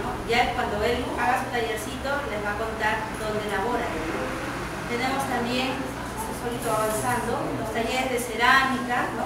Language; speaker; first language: Spanish; native; Spanish